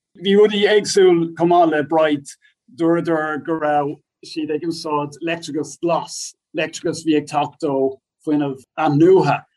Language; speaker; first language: Irish; non-native, local second language; English